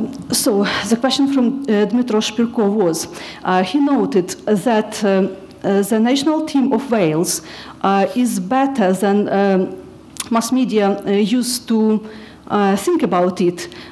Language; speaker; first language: English; non-native, fluent; Ukrainian